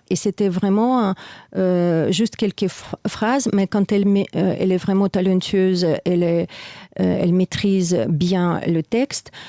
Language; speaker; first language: French; non-native, fluent; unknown